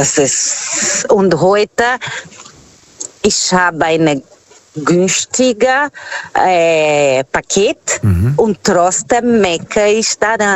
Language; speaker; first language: German; non-native, fluent; Portuguese